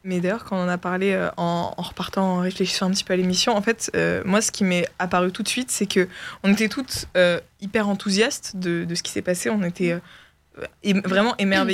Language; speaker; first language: French; native; French